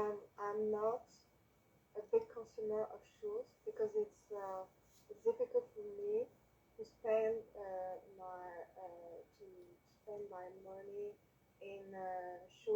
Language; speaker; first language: English; non-native, learner; French